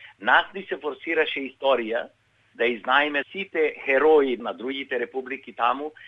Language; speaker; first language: Macedonian; native; Macedonian